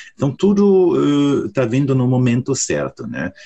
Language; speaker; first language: Portuguese; non-native, fluent; German